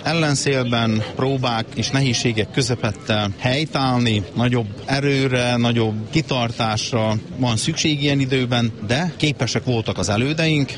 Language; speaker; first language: Hungarian; native; Hungarian